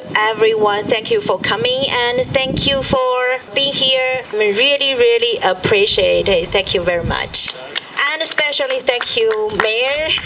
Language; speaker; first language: English; non-native, learner; Chinese